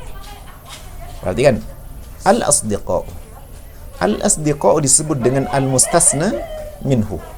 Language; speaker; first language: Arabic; non-native, fluent; Indonesian